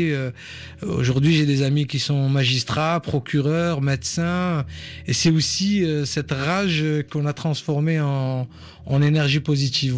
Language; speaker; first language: French; native; French